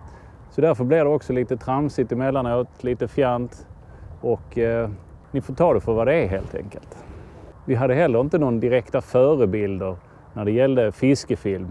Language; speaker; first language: Swedish; native; Swedish